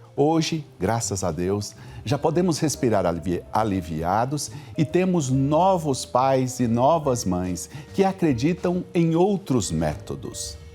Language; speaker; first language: Portuguese; native; Portuguese